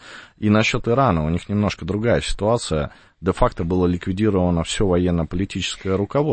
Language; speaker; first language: Russian; native; Russian